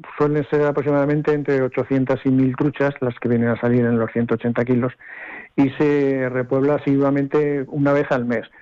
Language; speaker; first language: Spanish; native; Spanish